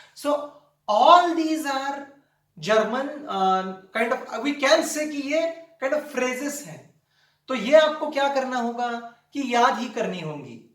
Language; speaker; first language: Hindi; non-native, local second language; Marathi